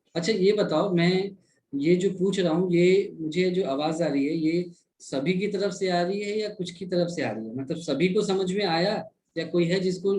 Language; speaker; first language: Hindi; native; Hindi